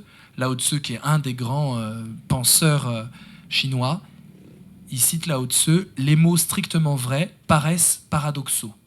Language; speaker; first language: French; native; French